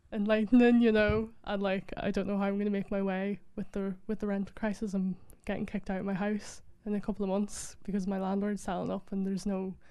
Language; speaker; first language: English; native; English